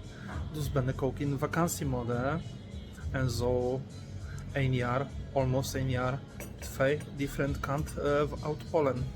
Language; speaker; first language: Dutch; non-native, learner; Polish